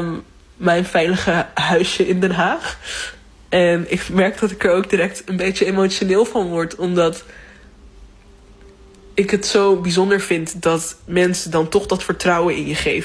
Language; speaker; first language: Dutch; native; Dutch